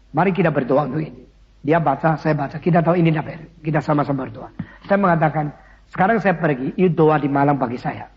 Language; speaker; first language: Indonesian; early bilingual, other home language; Min Nan Chinese